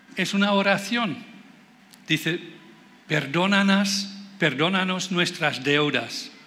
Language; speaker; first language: Spanish; non-native, fluent; Dutch